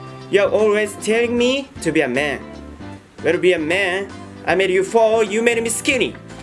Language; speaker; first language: English; non-native, learner; Japanese